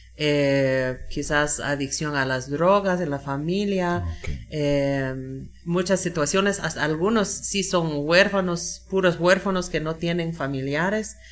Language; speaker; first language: Spanish; non-native, fluent; English